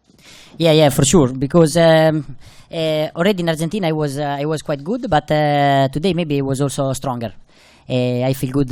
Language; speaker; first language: English; non-native, fluent; Italian